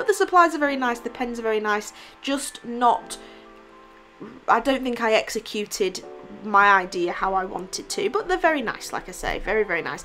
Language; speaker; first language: English; native; English